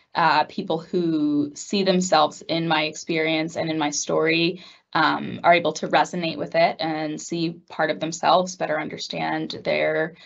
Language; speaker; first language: English; native; English